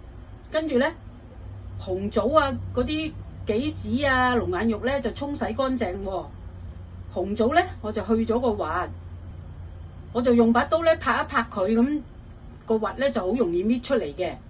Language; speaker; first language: Cantonese; native; Cantonese